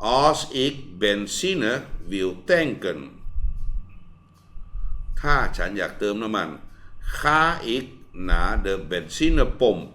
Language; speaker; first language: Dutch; non-native, fluent; Thai